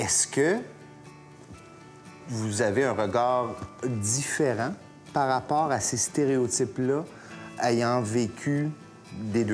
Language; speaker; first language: French; native; French